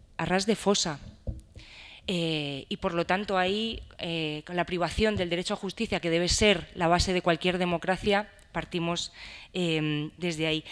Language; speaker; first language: Spanish; native; Spanish